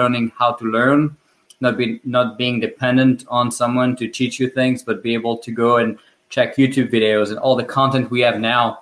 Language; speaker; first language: English; non-native, fluent; French